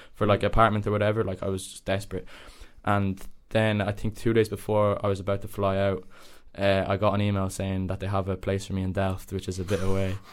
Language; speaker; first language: English; native; English